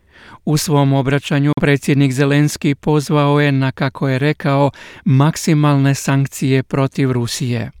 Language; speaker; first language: Croatian; native; Croatian